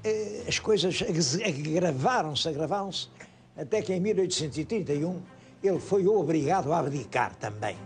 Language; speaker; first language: Portuguese; native; Portuguese